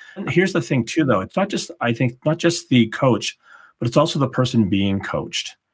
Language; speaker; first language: English; native; English